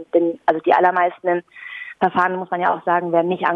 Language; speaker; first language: German; native; German